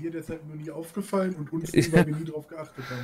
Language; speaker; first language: German; native; German